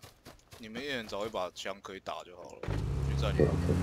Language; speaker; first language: Chinese; native; Chinese